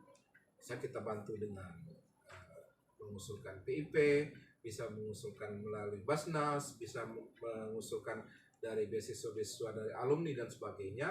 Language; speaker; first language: Indonesian; native; Indonesian